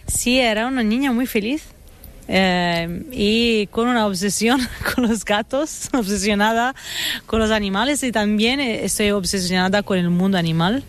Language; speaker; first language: Spanish; non-native, fluent; Italian